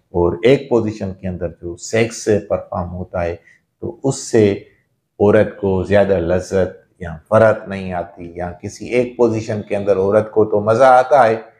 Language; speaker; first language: Urdu; non-native, local second language; Sindhi